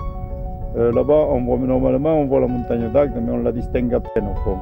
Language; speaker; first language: French; native; French